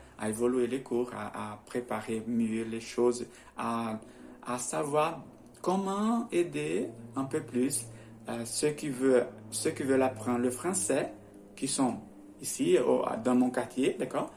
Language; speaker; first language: French; non-native, learner; Portuguese